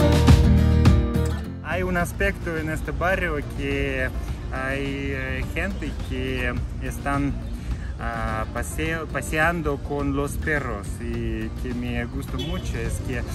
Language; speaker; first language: Spanish; non-native, learner; Russian